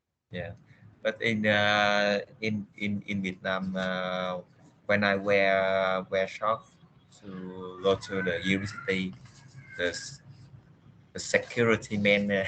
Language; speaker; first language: English; non-native, learner; Vietnamese